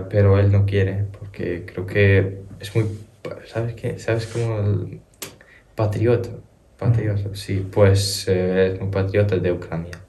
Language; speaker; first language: Spanish; early bilingual, other home language; Ukrainian